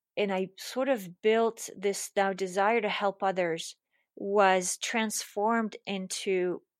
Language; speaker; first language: English; non-native, fluent; German